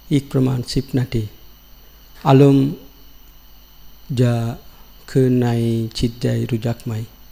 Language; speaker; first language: Thai; non-native, learner; Sinhala